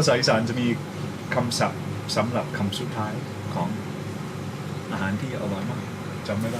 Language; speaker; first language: Thai; non-native, fluent; English